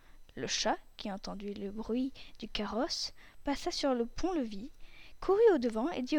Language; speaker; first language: French; native; French